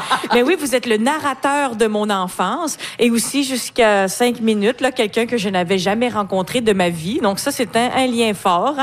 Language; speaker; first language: French; native; French